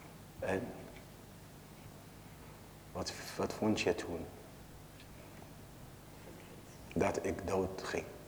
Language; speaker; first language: Dutch; non-native, learner; Arabic